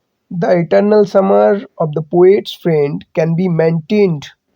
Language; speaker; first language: English; non-native, local second language; Bangla